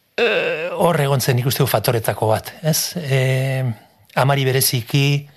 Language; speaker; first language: Basque; non-native, local second language; Spanish